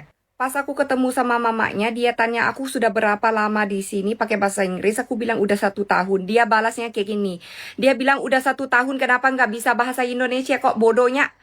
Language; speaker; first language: Indonesian; non-native, fluent; Thai